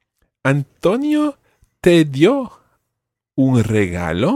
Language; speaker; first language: Spanish; non-native, fluent; English